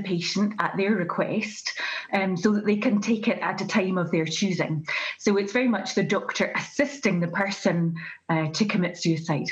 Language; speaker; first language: English; native; English